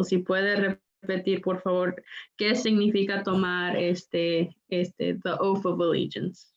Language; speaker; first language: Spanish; non-native, local second language; English